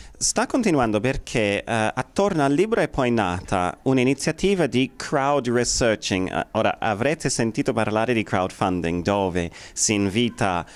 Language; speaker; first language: Italian; non-native, fluent; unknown